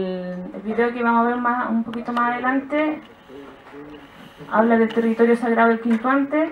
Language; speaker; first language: Spanish; native; Spanish